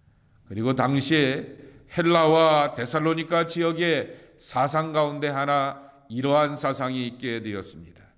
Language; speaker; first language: Korean; native; Korean